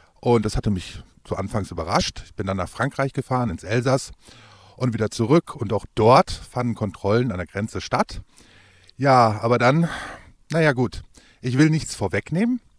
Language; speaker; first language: German; native; German